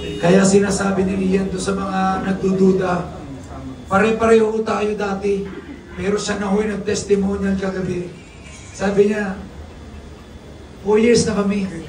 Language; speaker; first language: Filipino; native; Filipino